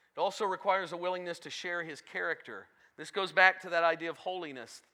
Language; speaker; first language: English; native; English